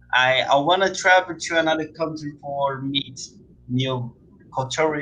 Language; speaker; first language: English; non-native, learner; Portuguese